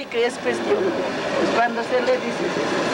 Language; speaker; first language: Spanish; non-native, local second language; Quechua